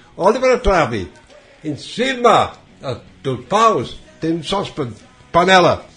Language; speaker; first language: Portuguese; non-native, fluent; English